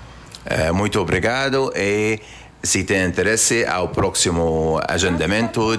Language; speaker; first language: Portuguese; non-native, learner; Arabic